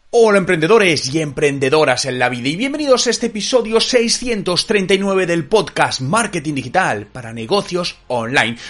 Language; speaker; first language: Spanish; native; Spanish